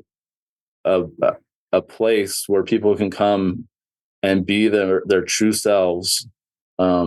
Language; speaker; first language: English; native; English